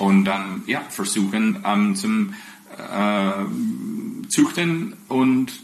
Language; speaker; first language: German; non-native, fluent; English